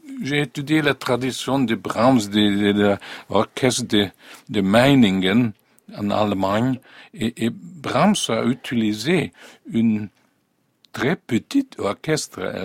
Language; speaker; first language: French; non-native, fluent; Hungarian